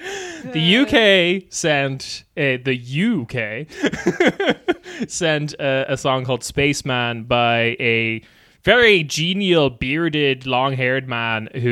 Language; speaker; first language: English; native; English